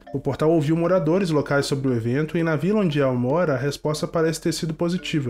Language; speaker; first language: Portuguese; native; Portuguese